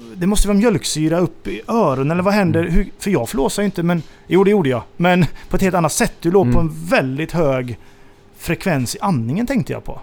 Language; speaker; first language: Swedish; native; Swedish